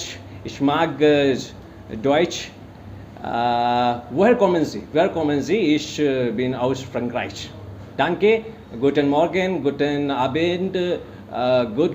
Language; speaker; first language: German; non-native, learner; Hindi